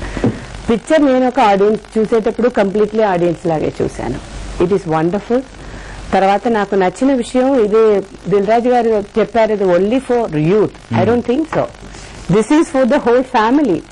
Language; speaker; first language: Telugu; non-native, fluent; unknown